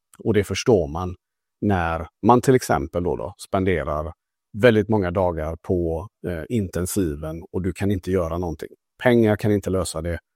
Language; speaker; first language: Swedish; early bilingual, other home language; Italian